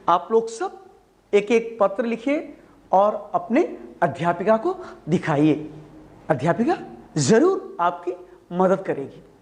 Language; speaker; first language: Hindi; non-native, local second language; Malayalam